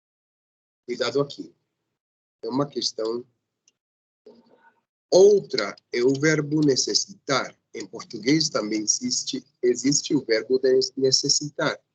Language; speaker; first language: Portuguese; non-native, fluent; Spanish